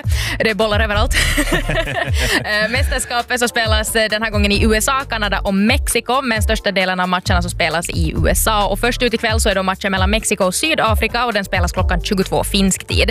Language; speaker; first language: Swedish; native; Swedish